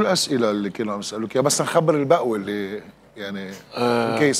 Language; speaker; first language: Arabic; native; Arabic